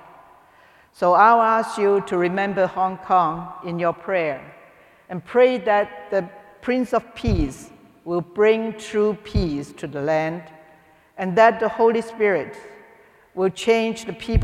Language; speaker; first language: English; non-native, local second language; Cantonese